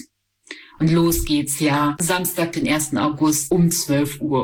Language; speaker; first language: German; native; German